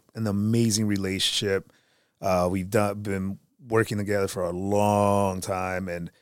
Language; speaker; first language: English; early bilingual, other home language; Spanish